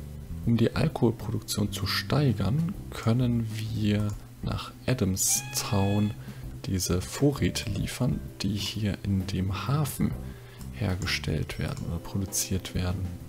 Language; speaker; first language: German; native; German